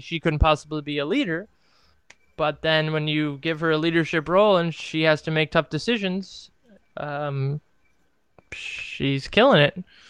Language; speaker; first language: English; native; English